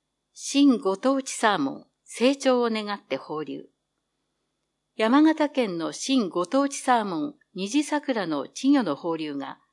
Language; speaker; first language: Japanese; native; Japanese